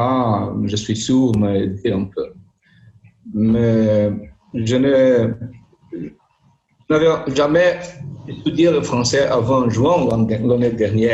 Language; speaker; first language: French; non-native, learner; Portuguese